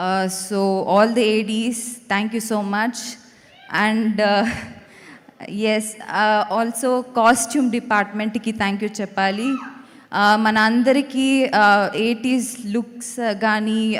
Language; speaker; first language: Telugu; non-native, learner; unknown